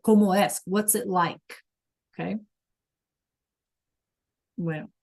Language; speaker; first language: Spanish; non-native, learner; English